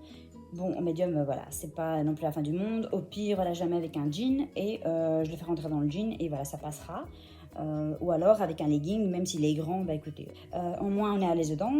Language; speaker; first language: French; native; French